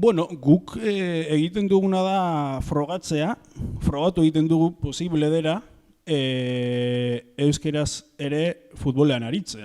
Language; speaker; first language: Basque; native; Basque